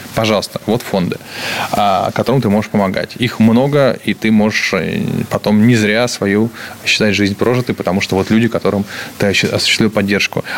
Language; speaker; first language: Russian; native; Russian